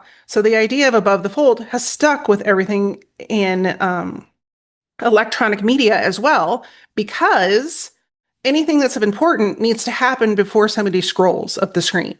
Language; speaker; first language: English; native; English